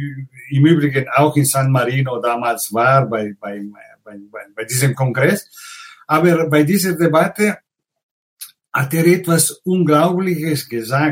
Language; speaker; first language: German; non-native, fluent; Italian